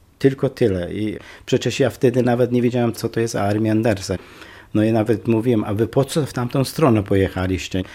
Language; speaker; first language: Polish; non-native, fluent; Kurdish